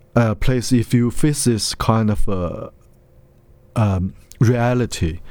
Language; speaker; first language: English; non-native, learner; Chinese